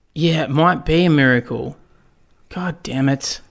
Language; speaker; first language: English; native; English